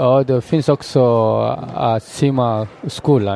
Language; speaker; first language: Swedish; non-native, learner; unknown